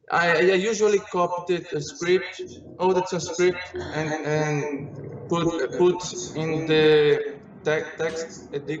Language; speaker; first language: English; non-native, learner; Portuguese